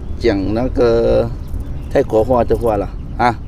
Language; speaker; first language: Chinese; non-native, learner; Thai